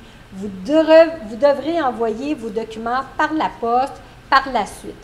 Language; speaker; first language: French; native; French